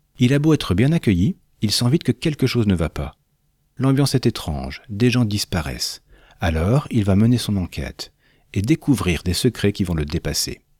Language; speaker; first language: French; native; French